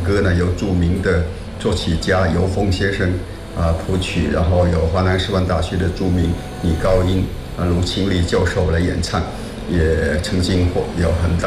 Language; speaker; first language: Chinese; non-native, local second language; Min Nan Chinese